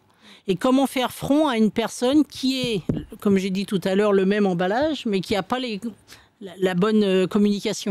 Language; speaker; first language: French; native; French